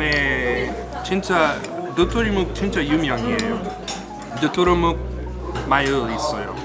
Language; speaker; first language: Korean; non-native, learner; English